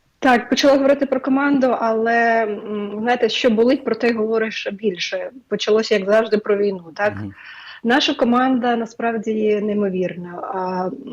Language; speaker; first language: Ukrainian; native; Ukrainian